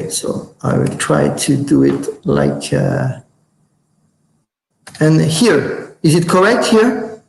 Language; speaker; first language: English; non-native, fluent; French